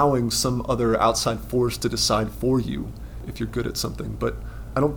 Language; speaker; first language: English; native; English